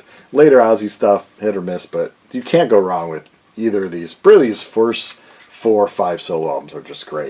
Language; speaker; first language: English; native; English